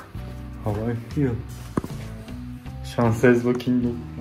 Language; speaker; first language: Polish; non-native, learner; Turkish